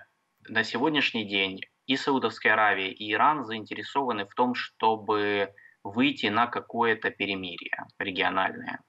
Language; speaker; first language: Russian; native; Russian